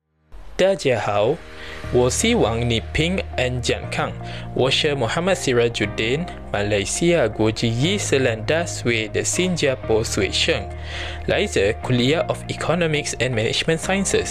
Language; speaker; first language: Chinese; non-native, learner; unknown